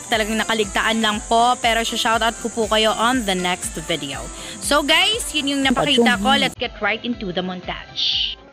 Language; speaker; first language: Filipino; non-native, local second language; Cebuano